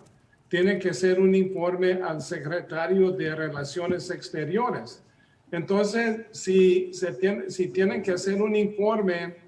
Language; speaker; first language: Spanish; early bilingual, heritage; Spanish